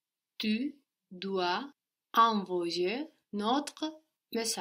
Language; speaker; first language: French; non-native, learner; English